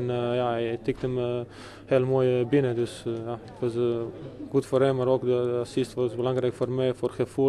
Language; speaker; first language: Dutch; non-native, fluent; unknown